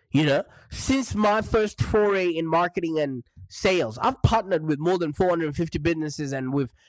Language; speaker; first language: English; non-native, local second language; Shona